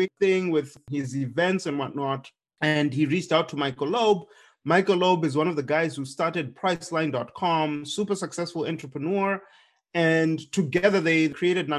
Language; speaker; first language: English; non-native, local second language; Shona